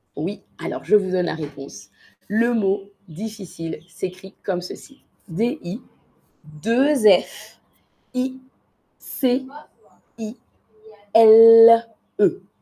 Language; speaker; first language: French; native; French